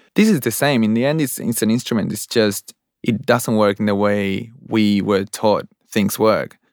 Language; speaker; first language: English; non-native, fluent; Spanish